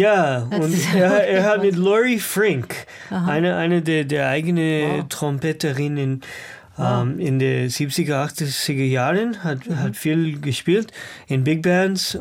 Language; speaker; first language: German; non-native, learner; English